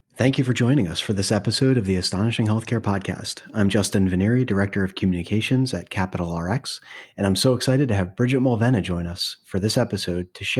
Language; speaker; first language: English; native; English